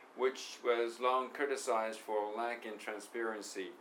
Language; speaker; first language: English; non-native, fluent; Japanese